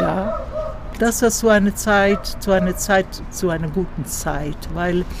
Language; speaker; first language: German; non-native, fluent; Croatian